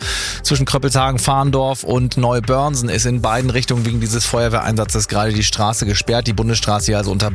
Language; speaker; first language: German; native; German